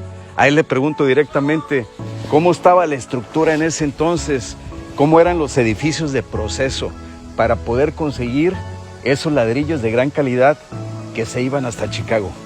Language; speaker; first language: Spanish; native; Spanish